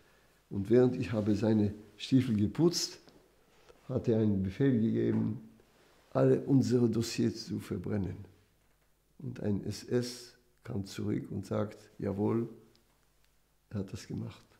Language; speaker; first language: German; non-native, fluent; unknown